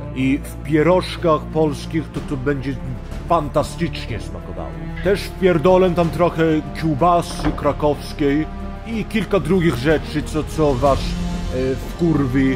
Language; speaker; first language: Polish; early bilingual, heritage; Polish